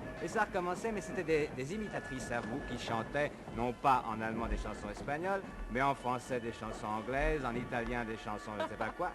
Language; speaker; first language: French; native; French